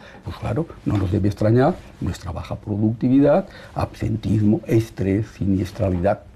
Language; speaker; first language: Spanish; native; Spanish